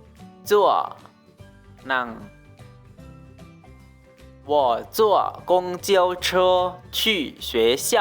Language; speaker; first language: Chinese; non-native, learner; Lao